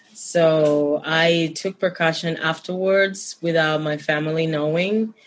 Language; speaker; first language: English; non-native, fluent; Spanish